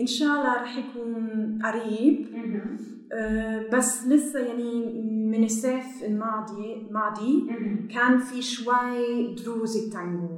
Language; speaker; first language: Arabic; non-native, learner; German